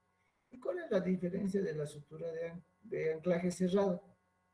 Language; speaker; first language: Spanish; native; Spanish